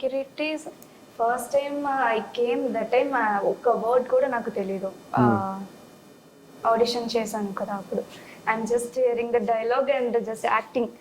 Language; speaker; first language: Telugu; non-native, learner; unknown